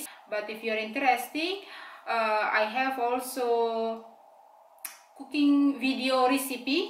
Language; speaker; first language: English; non-native, fluent; Indonesian